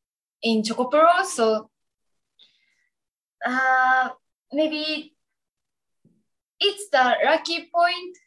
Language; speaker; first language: English; non-native, learner; Japanese